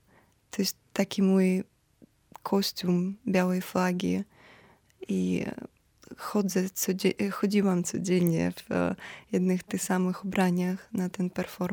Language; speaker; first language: Polish; non-native, fluent; Ukrainian